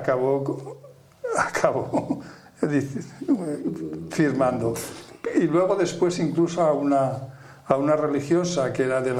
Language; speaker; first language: Spanish; native; Spanish